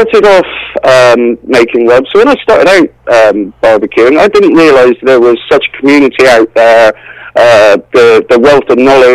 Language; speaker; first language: English; native; English